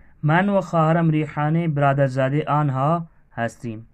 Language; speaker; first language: Persian; non-native, learner; Urdu